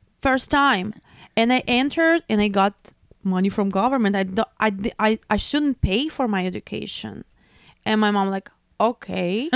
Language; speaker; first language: English; non-native, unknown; Russian